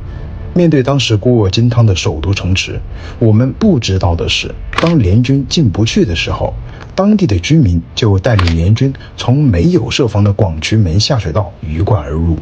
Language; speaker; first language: Chinese; native; Chinese